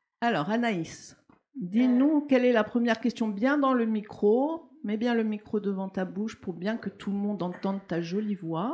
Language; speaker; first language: French; native; French